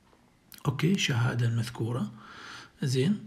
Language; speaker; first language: Arabic; native; Arabic